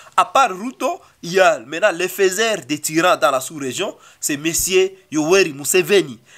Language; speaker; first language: French; non-native, local second language; Swahili